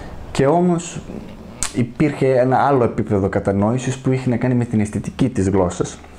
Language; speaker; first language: Greek; non-native, fluent; Serbian